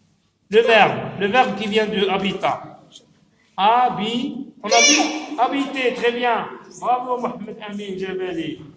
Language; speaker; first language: French; non-native, local second language; Arabic